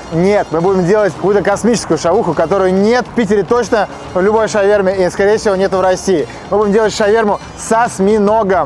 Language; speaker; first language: Russian; native; Russian